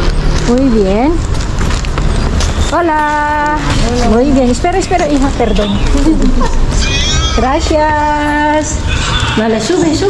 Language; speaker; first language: Spanish; non-native, learner; Filipino